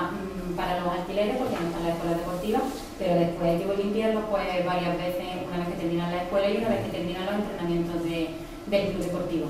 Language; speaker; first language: Spanish; native; Spanish